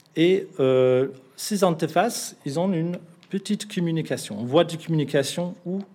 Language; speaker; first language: French; non-native, fluent; English